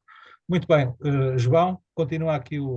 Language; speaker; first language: Portuguese; native; Portuguese